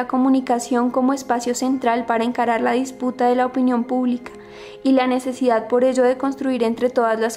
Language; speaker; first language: Spanish; native; Spanish